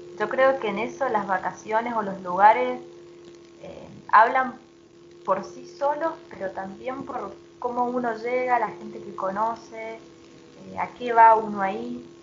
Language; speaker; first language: Spanish; native; Spanish